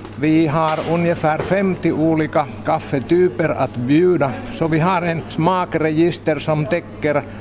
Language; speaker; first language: Swedish; non-native, local second language; Finnish